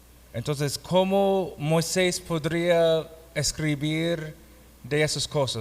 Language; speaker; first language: Spanish; non-native, fluent; English